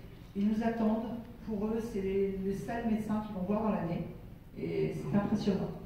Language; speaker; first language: French; native; French